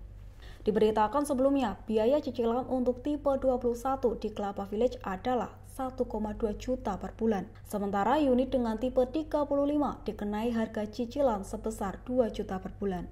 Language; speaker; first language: Indonesian; native; Indonesian